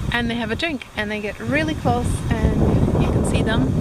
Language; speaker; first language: English; native; English